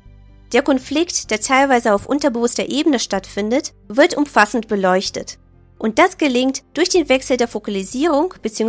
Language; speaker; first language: German; native; German